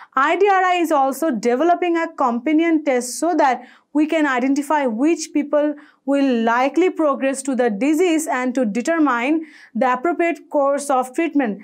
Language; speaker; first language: English; non-native, local second language; Bangla